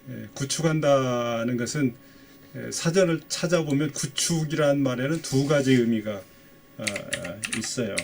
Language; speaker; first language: Korean; native; Korean